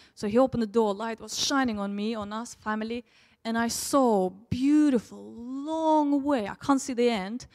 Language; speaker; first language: English; early bilingual, other home language; Russian